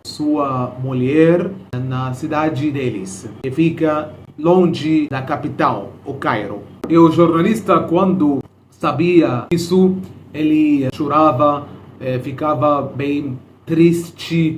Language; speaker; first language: Portuguese; non-native, fluent; Arabic